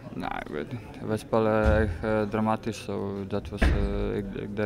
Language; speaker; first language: Dutch; non-native, learner; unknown